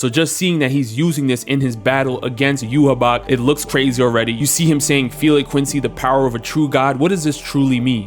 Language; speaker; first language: English; native; English